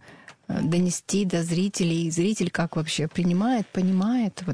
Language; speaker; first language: Russian; native; Russian